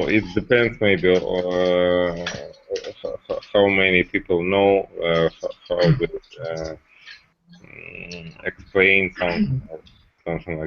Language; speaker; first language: English; non-native, learner; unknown